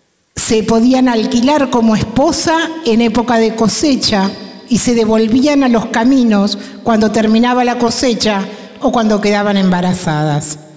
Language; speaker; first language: Spanish; native; Spanish